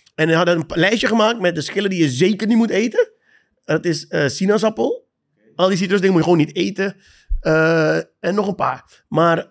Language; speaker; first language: Dutch; native; Dutch